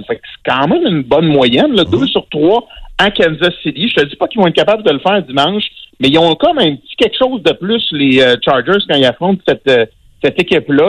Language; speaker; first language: French; native; French